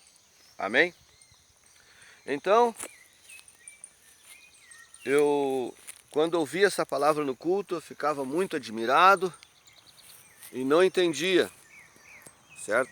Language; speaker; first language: Portuguese; native; Portuguese